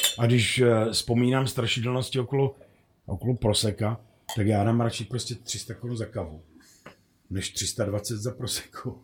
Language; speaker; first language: Czech; native; Czech